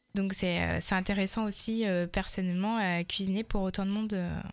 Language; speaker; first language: French; native; French